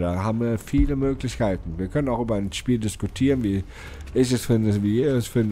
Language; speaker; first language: German; native; German